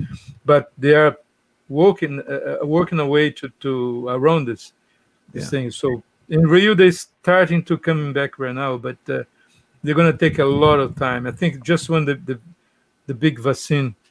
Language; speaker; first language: English; non-native, fluent; Portuguese